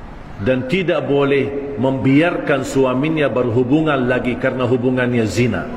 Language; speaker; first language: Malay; non-native, fluent; Arabic